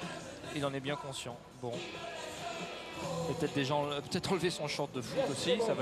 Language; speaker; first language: French; native; French